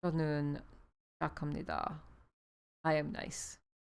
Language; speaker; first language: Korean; non-native, learner; English